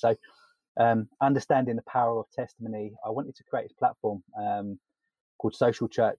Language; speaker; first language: English; native; English